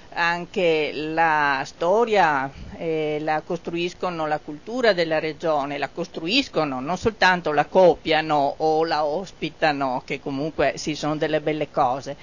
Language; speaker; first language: Italian; native; Italian